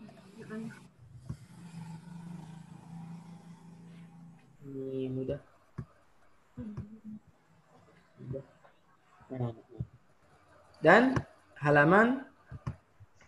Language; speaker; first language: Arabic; non-native, fluent; Indonesian